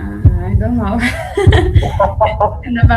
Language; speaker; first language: English; non-native, learner; Portuguese